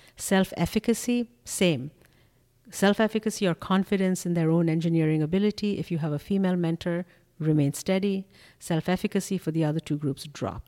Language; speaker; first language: English; non-native, local second language; Bangla